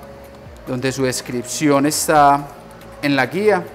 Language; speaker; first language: Spanish; native; Spanish